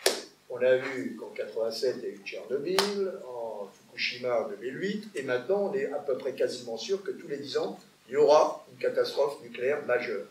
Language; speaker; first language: French; native; French